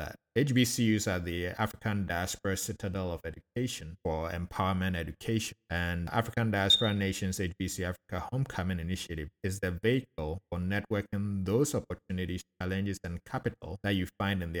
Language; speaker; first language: English; non-native, local second language; Akan